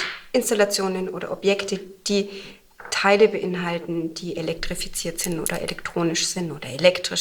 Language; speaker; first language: German; native; German